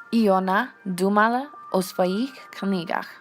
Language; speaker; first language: Russian; non-native, learner; English